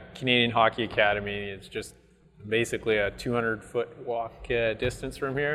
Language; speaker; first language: English; non-native, fluent; French